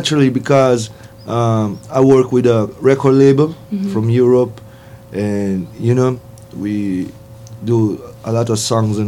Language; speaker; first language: English; non-native, fluent; Portuguese